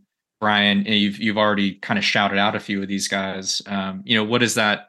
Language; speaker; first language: English; native; English